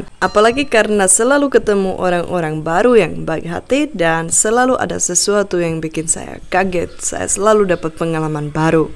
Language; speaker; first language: Indonesian; non-native, fluent; Czech